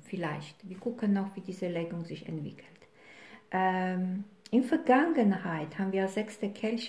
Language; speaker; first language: German; non-native, fluent; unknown